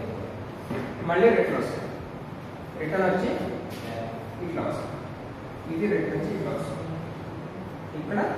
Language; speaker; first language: Telugu; native; Telugu